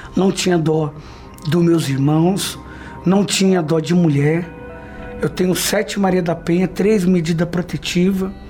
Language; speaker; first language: Portuguese; native; Portuguese